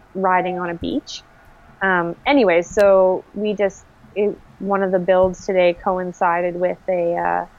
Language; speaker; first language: English; native; English